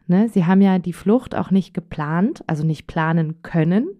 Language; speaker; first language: German; native; German